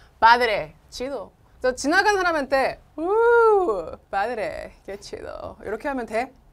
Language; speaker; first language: Korean; native; Korean